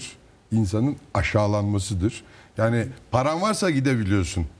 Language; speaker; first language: Turkish; native; Turkish